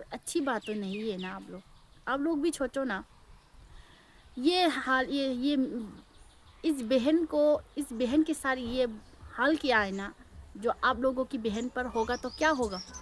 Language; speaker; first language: Hindi; non-native, local second language; Manipuri